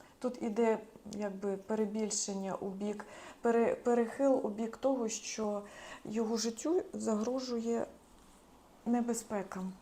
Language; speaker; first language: Ukrainian; non-native, local second language; Russian